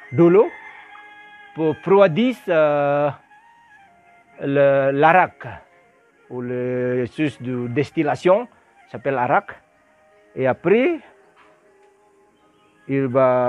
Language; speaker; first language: French; non-native, learner; Indonesian